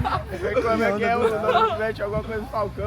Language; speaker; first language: Portuguese; native; Portuguese